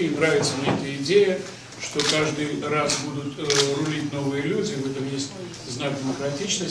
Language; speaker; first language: Russian; native; Russian